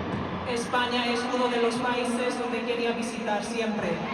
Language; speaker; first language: Spanish; non-native, learner; Korean